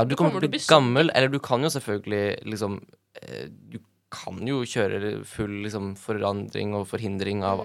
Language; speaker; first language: Norwegian; native; Norwegian